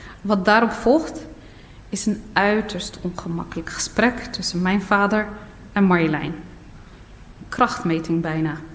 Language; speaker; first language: Dutch; early bilingual, other home language; Riffian